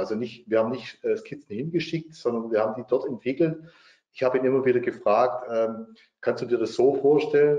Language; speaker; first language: German; native; German